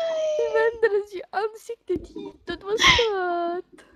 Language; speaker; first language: Swedish; native; Swedish